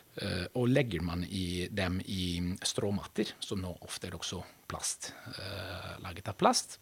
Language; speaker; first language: Norwegian; non-native, fluent; Italian